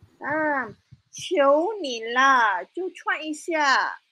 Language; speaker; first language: Chinese; non-native, fluent; Malay